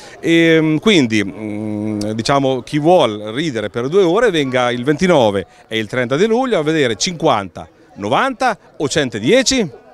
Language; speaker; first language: Italian; native; Italian